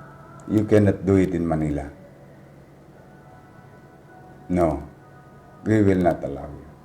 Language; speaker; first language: English; non-native, local second language; Filipino